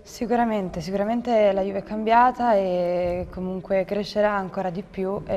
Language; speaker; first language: Italian; native; Italian